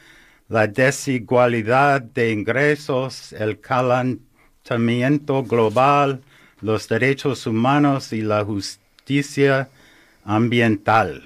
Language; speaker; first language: Spanish; non-native, learner; English